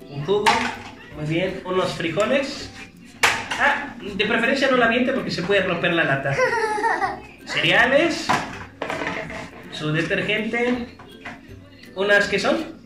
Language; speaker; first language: Spanish; native; Spanish